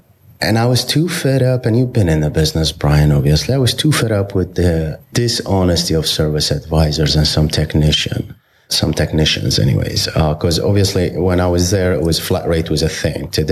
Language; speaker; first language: English; non-native, fluent; Arabic